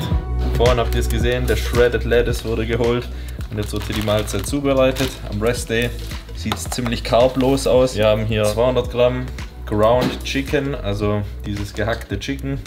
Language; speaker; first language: German; native; German